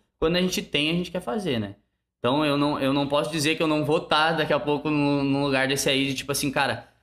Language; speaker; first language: Portuguese; native; Portuguese